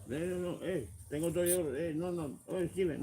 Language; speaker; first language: Spanish; non-native, learner; Romanian